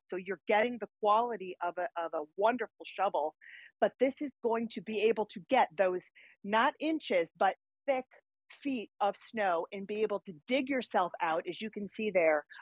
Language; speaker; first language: English; native; English